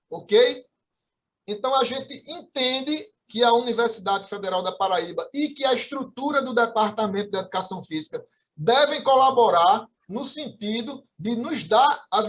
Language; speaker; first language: Portuguese; native; Portuguese